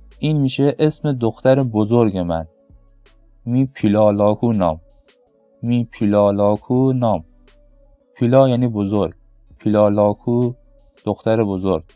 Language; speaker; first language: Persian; non-native, local second language; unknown